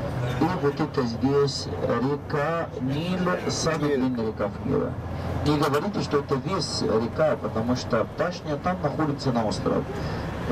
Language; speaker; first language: Russian; non-native, learner; Arabic